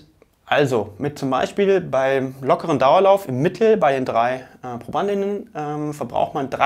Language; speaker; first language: German; native; German